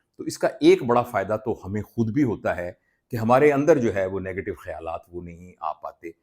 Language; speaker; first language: Urdu; non-native, local second language; Punjabi